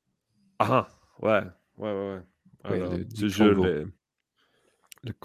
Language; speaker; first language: French; non-native, learner; English